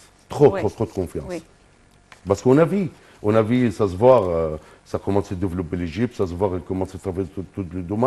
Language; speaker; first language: French; non-native, fluent; Arabic